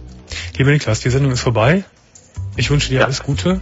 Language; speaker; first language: German; native; German